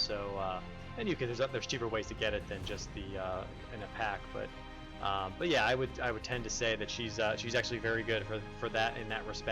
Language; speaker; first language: English; native; English